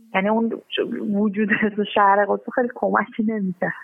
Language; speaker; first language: Persian; native; Persian